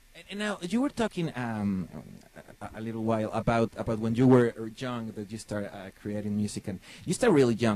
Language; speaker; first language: English; non-native, fluent; Spanish